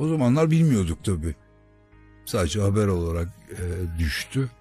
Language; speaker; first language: Turkish; native; Turkish